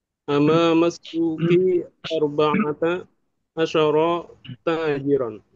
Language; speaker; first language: Arabic; non-native, learner; Indonesian